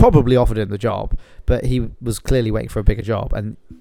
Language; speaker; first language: English; native; English